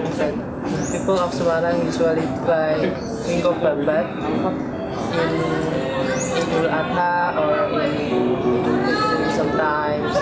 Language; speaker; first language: English; non-native, learner; Indonesian